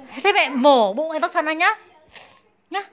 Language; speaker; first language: Vietnamese; native; Vietnamese